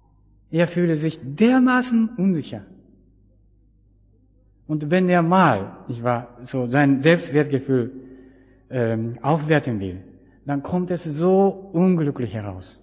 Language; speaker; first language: German; non-native, fluent; Japanese